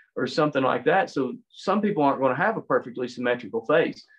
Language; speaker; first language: English; native; English